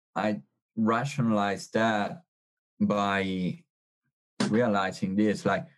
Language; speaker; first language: English; non-native, fluent; Italian